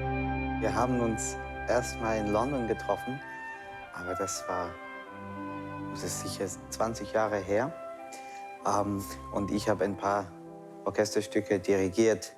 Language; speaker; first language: German; non-native, fluent; English